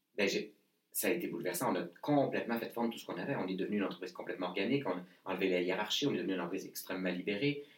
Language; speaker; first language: French; native; French